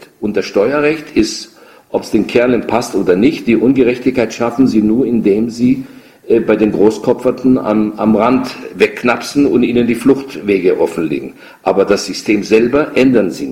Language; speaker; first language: German; native; German